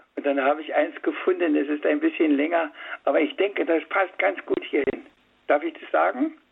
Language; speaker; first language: German; native; German